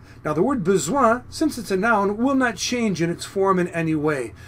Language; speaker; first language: English; native; English